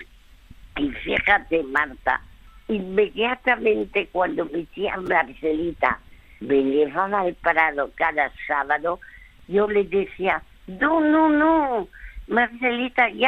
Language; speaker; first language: Spanish; early bilingual, other home language; French